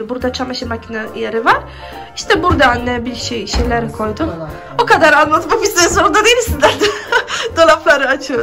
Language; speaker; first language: Turkish; non-native, learner; Polish